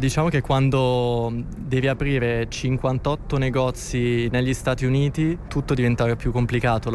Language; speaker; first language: Italian; native; Italian